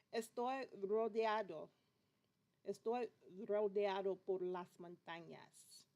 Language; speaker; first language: Spanish; non-native, learner; English